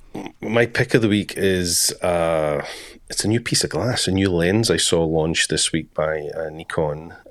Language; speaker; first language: English; native; English